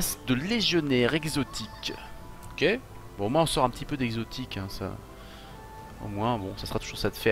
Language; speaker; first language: French; native; French